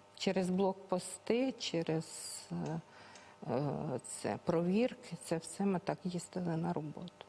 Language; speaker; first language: Ukrainian; native; Ukrainian